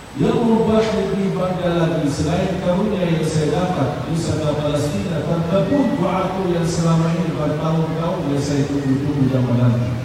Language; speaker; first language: Indonesian; non-native, fluent; Arabic